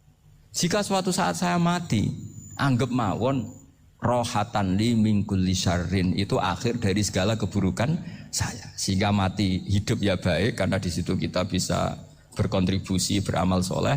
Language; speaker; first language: Indonesian; non-native, local second language; Javanese